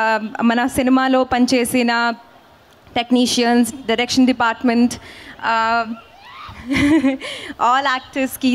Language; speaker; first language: Telugu; non-native, learner; Hindi